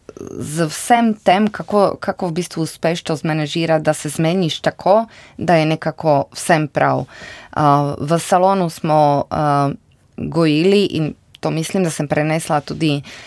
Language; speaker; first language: Slovenian; non-native, fluent; Slovak